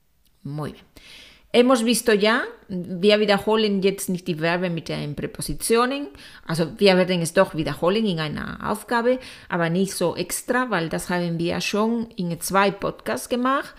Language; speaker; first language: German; non-native, fluent; Spanish